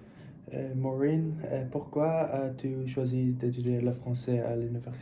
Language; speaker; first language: French; non-native, learner; English